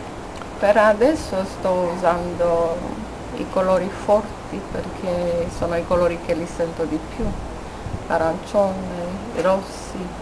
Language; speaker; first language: Italian; non-native, fluent; Romanian